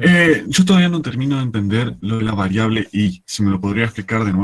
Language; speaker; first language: Spanish; native; Spanish